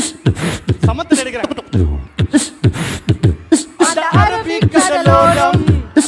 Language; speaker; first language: Tamil; native; Tamil